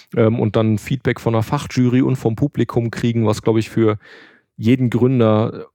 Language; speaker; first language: German; native; German